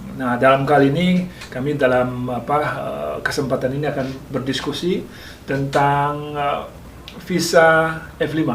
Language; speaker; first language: Indonesian; native; Indonesian